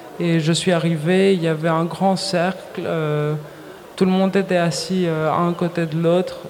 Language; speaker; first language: French; non-native, fluent; Greek